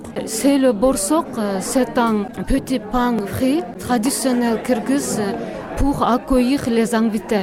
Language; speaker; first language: French; non-native, learner; Kyrgyz